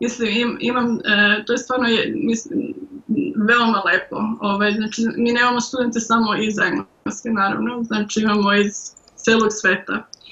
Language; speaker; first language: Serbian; early bilingual, heritage; Serbian